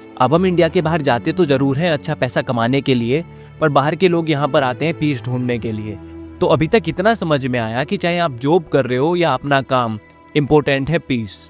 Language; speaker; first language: Hindi; native; Hindi